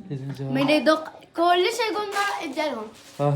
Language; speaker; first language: Arabic; native; Arabic